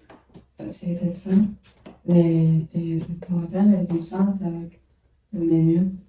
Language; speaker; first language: French; non-native, learner; Chinese